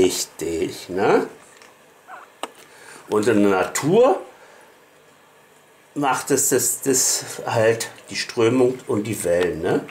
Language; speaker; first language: German; native; German